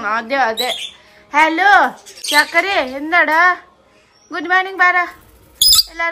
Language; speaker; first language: Malayalam; non-native, learner; Nepali